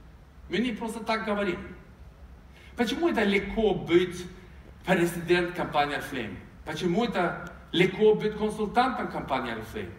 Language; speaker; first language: Russian; non-native, fluent; Swedish